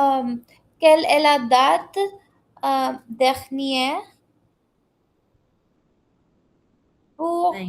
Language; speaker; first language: French; non-native, learner; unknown